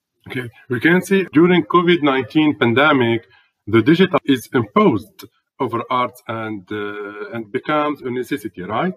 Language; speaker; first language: English; non-native, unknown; Arabic